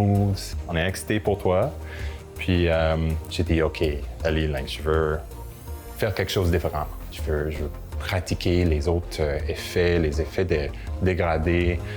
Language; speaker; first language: French; non-native, local second language; English